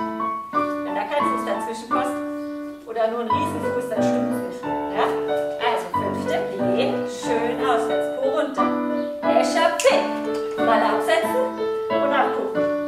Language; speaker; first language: German; native; German